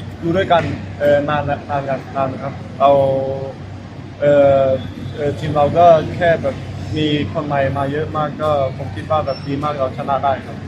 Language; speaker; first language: Thai; early bilingual, heritage; Thai